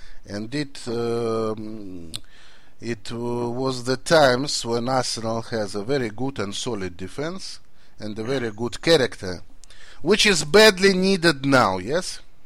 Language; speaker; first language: English; non-native, fluent; Russian